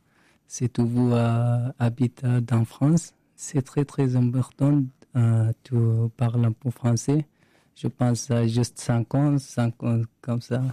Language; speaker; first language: French; non-native, learner; Arabic